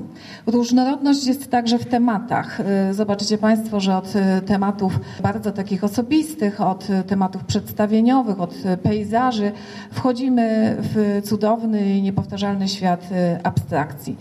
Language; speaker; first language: Polish; native; Polish